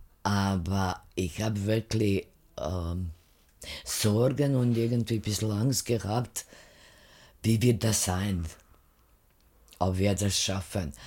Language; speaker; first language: German; non-native, fluent; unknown